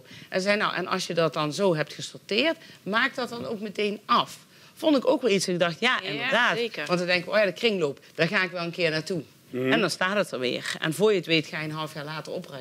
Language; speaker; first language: Dutch; native; Dutch